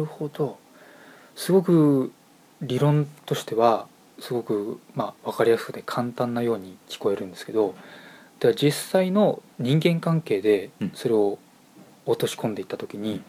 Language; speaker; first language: Japanese; native; Japanese